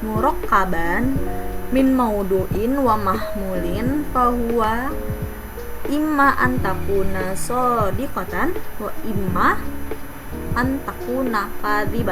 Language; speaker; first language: Arabic; non-native, learner; Indonesian